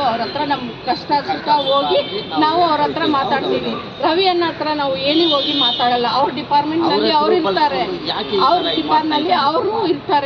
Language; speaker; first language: Kannada; non-native, local second language; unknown